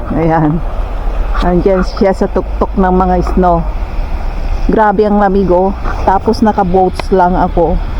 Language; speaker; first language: Filipino; native; Filipino